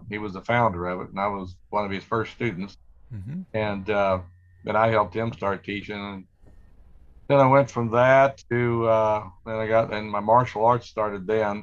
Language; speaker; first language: English; native; English